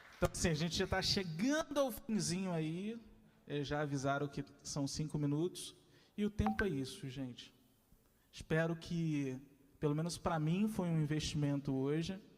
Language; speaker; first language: Portuguese; native; Portuguese